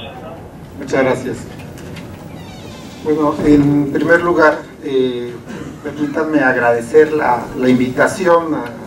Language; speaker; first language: Spanish; native; Spanish